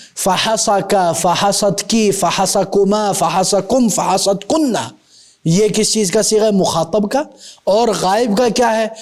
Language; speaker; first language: Urdu; native; Urdu